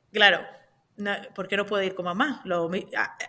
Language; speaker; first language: Spanish; non-native, fluent; Hebrew